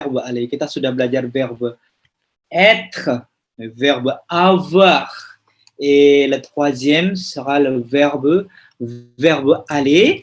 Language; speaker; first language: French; non-native, fluent; Indonesian